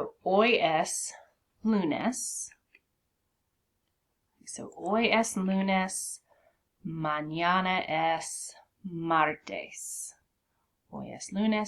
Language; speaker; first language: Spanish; non-native, fluent; English